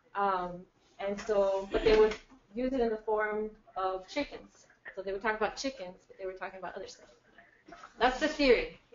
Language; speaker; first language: English; native; English